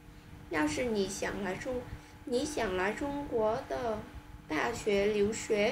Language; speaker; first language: Chinese; non-native, learner; Vietnamese